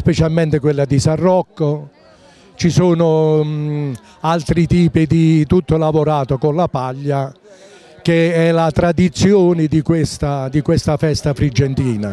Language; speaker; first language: Italian; native; Italian